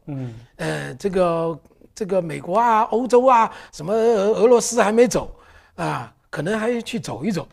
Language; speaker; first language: Chinese; native; Chinese